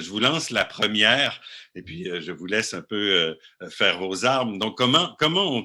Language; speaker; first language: French; native; French